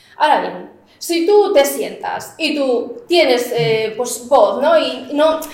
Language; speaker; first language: Spanish; early bilingual, other home language; Arabic